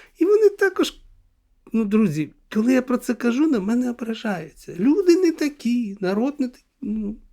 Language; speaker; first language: Ukrainian; non-native, local second language; Russian